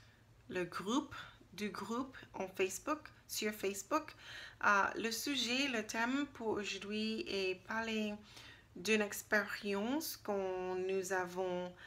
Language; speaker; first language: French; non-native, learner; English